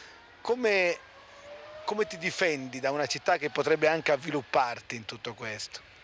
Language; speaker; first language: Italian; native; Italian